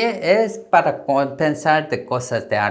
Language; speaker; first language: Spanish; non-native, learner; Korean